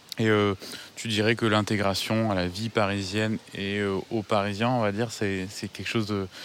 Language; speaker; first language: French; native; French